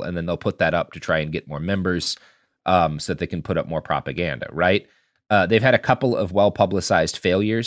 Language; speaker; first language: English; native; English